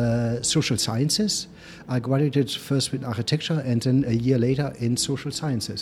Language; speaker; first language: English; non-native, fluent; German